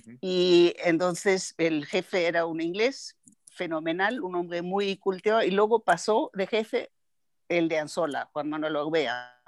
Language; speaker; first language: Spanish; non-native, fluent; German